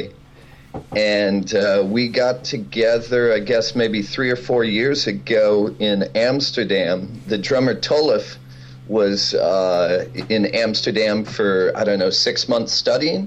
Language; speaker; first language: English; native; English